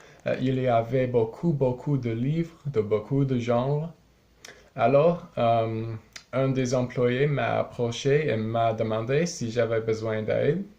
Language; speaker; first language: French; non-native, learner; English